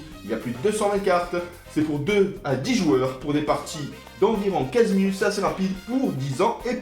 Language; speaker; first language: French; native; French